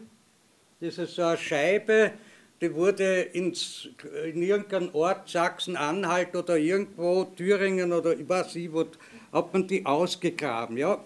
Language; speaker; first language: German; native; German